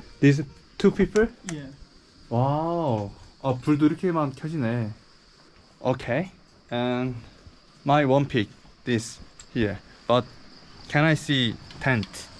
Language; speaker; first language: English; non-native, learner; Korean